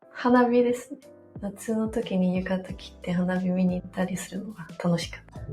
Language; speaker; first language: Japanese; non-native, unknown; Korean